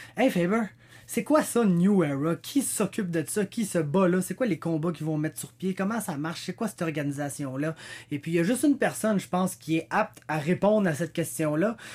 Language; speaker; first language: French; native; French